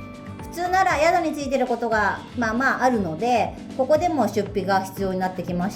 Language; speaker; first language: Japanese; native; Japanese